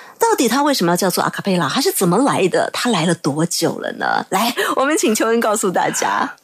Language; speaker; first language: Chinese; native; Chinese